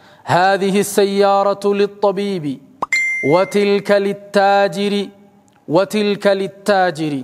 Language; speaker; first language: Arabic; non-native, fluent; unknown